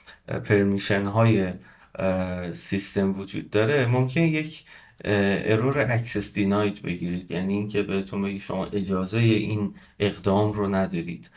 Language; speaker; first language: Persian; native; Persian